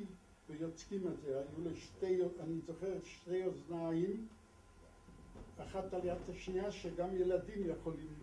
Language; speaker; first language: Hebrew; non-native, fluent; Polish